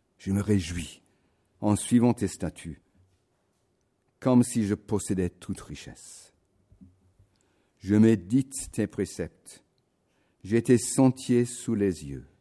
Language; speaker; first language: French; non-native, fluent; English